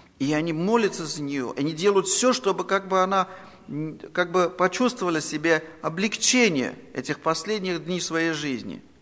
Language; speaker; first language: Russian; non-native, local second language; Armenian